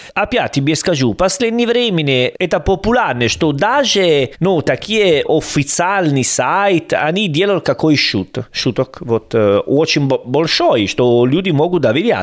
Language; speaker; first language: Russian; non-native, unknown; Italian